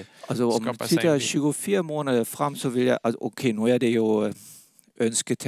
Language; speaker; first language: Swedish; non-native, fluent; Danish